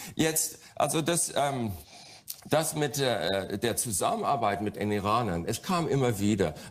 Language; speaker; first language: German; non-native, fluent; English